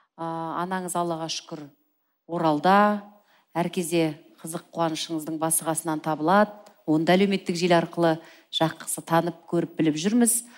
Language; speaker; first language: Kazakh; native; Kazakh